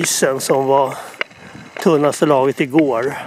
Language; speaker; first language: Swedish; native; Swedish